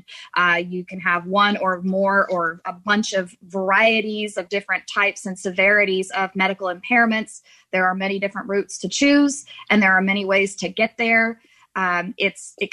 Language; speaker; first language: English; native; English